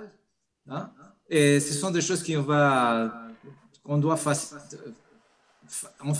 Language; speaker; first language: French; non-native, fluent; Spanish